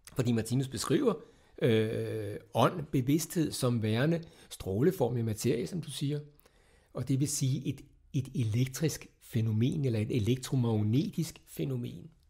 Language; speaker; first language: Danish; native; Danish